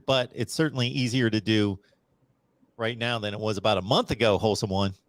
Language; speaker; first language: English; native; English